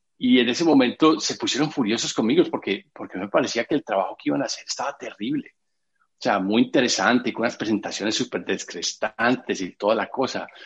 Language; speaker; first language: Spanish; native; Spanish